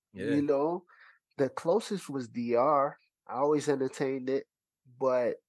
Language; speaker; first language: English; early bilingual, other home language; Haitian Creole